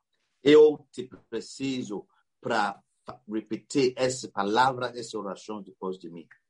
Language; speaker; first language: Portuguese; non-native, learner; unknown